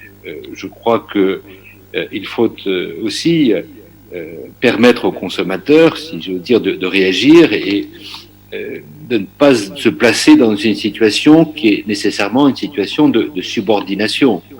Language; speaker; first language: French; native; French